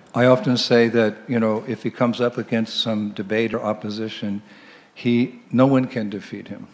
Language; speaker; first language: English; native; English